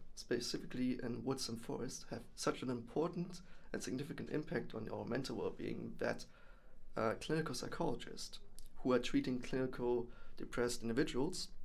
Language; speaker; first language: English; non-native, fluent; German